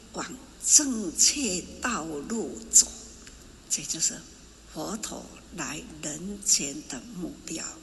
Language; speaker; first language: Chinese; non-native, local second language; Min Nan Chinese